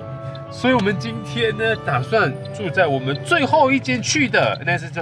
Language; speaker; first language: Chinese; native; Chinese